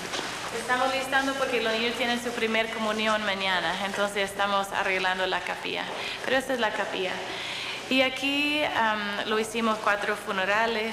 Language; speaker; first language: Spanish; non-native, fluent; English